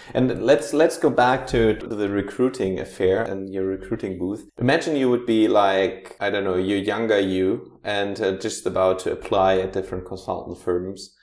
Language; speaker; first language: English; non-native, fluent; German